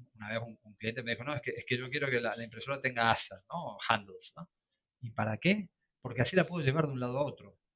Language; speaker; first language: Spanish; native; Spanish